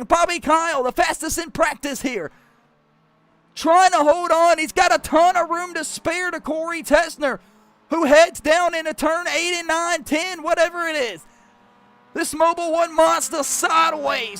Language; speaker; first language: English; native; English